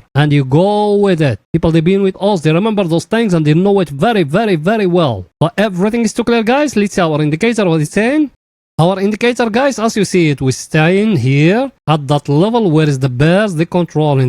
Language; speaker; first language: English; non-native, fluent; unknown